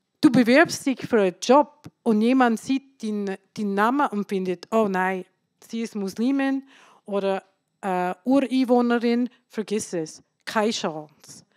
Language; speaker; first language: German; non-native, fluent; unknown